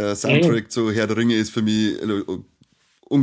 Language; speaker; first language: German; native; German